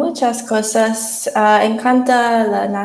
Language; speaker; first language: Spanish; non-native, learner; English